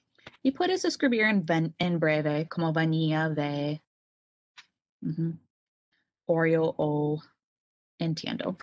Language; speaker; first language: Spanish; non-native, learner; English